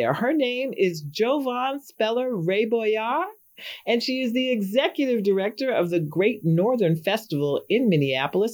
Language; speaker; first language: English; native; English